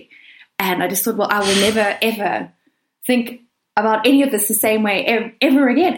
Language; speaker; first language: English; native; English